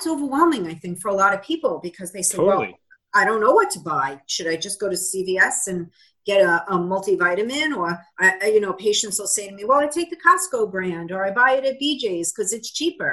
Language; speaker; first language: English; native; English